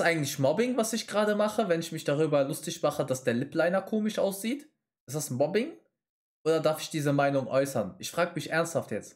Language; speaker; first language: German; native; German